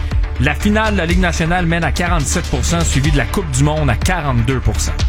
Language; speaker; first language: French; native; French